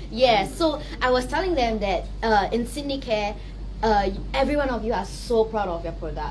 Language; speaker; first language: English; non-native, local second language; Chinese